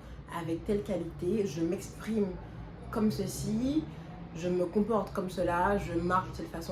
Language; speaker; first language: French; native; French